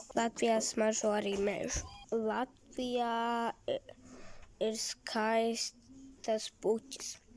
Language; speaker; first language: Latvian; early bilingual, heritage; Latvian